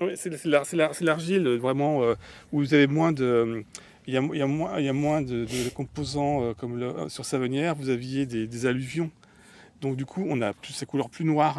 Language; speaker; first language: French; native; French